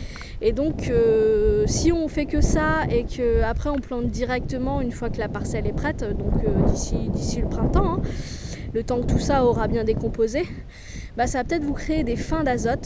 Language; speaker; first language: French; native; French